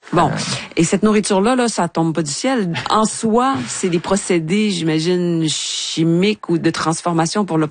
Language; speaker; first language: French; native; French